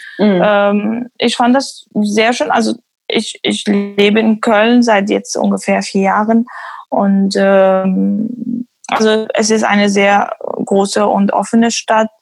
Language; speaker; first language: German; non-native, fluent; Arabic